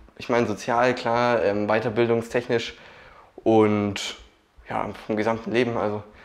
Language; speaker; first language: German; native; German